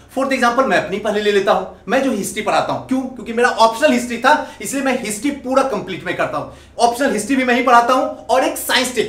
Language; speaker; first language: Hindi; native; Hindi